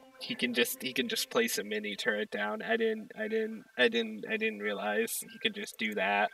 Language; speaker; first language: English; native; English